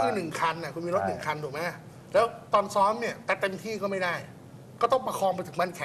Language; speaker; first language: Thai; native; Thai